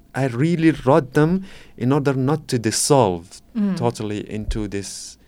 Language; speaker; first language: English; non-native, fluent; Arabic